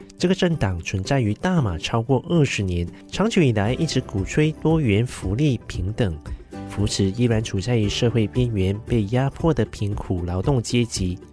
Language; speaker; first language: Chinese; native; Chinese